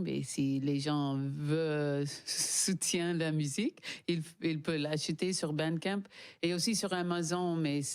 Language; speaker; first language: French; non-native, learner; English